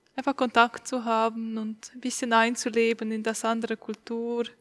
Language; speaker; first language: German; non-native, fluent; Estonian